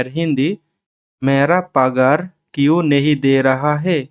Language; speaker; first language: Hindi; non-native, learner; Bangla